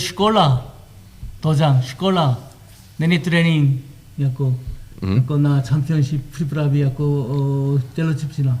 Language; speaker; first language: Czech; non-native, learner; Korean